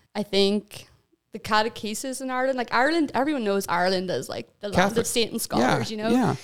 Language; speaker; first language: English; native; English